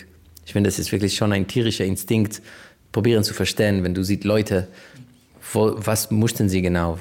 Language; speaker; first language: German; non-native, fluent; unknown